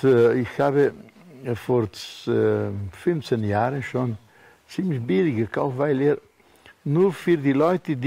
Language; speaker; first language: German; non-native, fluent; Portuguese